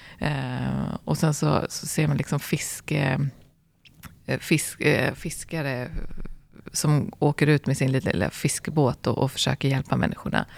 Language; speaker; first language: Swedish; early bilingual, other home language; Arabic